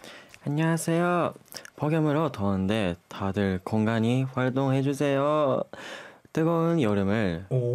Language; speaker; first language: Korean; non-native, fluent; Japanese